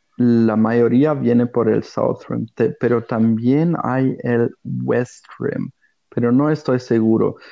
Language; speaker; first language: Spanish; non-native, fluent; German